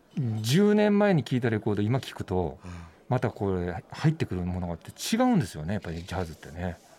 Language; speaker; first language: Japanese; native; Japanese